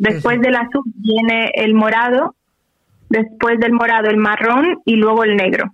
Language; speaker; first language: Spanish; non-native, fluent; Portuguese